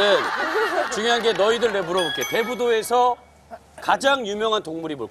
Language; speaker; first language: Korean; native; Korean